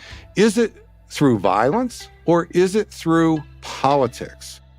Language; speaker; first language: English; native; English